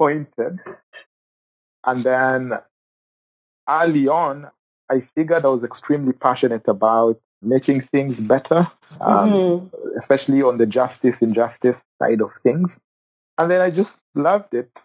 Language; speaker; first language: English; non-native, local second language; Kinyarwanda